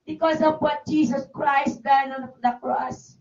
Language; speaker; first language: English; non-native, local second language; Filipino